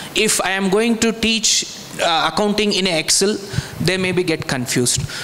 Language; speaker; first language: English; non-native, local second language; Kannada